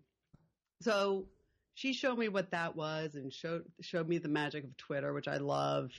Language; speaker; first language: English; native; English